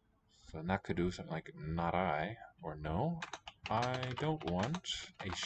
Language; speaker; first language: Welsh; non-native, learner; English